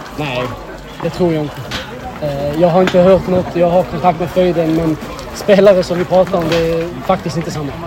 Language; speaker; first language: Swedish; early bilingual, other home language; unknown